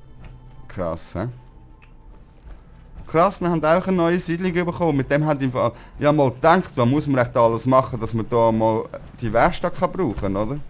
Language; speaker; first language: German; native; German